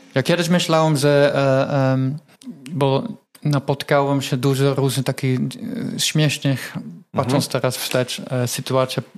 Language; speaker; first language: Polish; non-native, fluent; Dutch